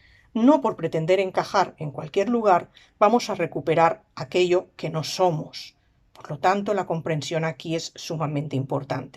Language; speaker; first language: Spanish; native; Spanish